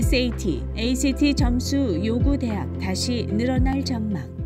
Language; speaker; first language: Korean; native; Korean